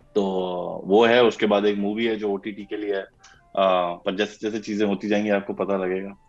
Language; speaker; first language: Hindi; native; Hindi